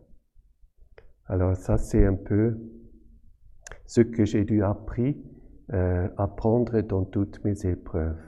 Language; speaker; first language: French; non-native, fluent; German